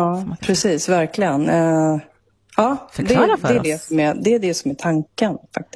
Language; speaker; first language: Swedish; native; Swedish